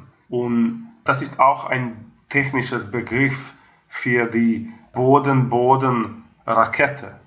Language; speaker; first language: German; non-native, fluent; Croatian